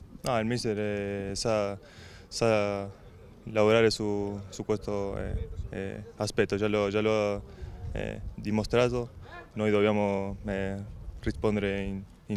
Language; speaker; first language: Italian; non-native, fluent; Spanish